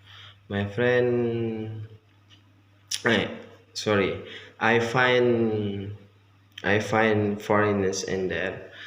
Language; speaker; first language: English; non-native, learner; Indonesian